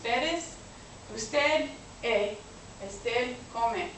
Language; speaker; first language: Spanish; non-native, fluent; English